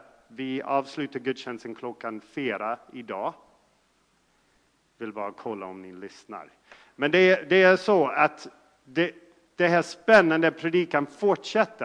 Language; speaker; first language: Swedish; non-native, fluent; English